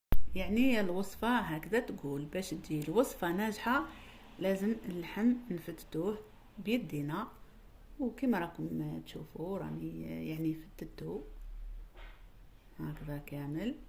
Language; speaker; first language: Arabic; native; Arabic